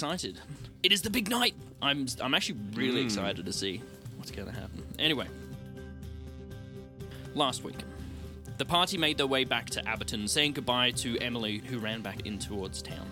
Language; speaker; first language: English; native; English